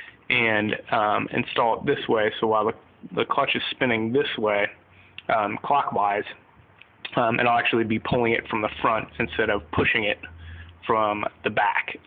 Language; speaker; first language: English; native; English